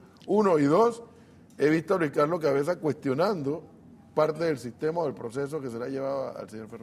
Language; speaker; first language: Spanish; native; Spanish